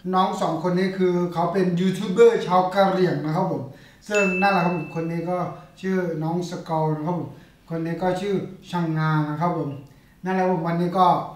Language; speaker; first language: Thai; native; Thai